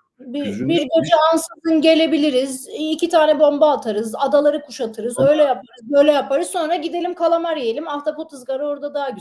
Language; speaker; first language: Turkish; native; Turkish